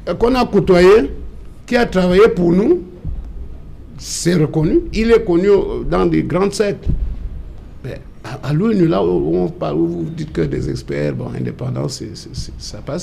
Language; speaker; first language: French; non-native, local second language; English